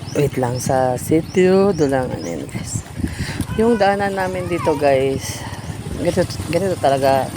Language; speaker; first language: Filipino; native; Filipino